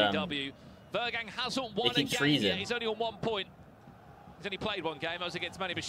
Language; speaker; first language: English; native; English